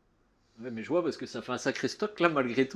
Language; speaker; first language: French; native; French